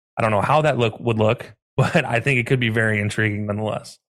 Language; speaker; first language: English; native; English